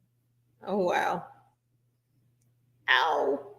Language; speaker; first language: English; native; English